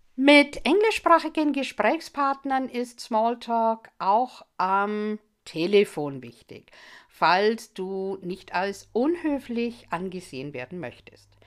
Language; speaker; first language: German; non-native, fluent; English